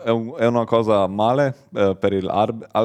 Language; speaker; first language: Italian; non-native, learner; Slovenian